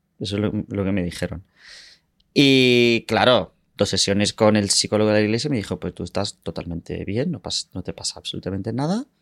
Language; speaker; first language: Spanish; non-native, fluent; English